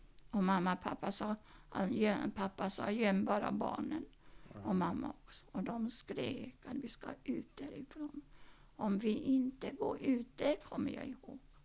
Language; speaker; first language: Swedish; non-native, fluent; Yiddish